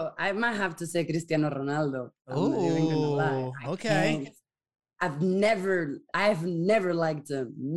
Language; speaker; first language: English; non-native, fluent; Spanish